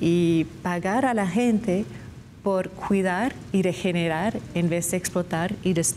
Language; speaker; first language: Spanish; non-native, fluent; English